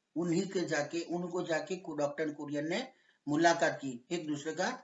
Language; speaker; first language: Hindi; non-native, local second language; Gujarati